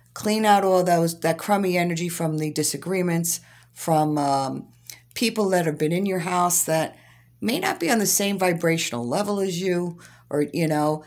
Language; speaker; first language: English; native; English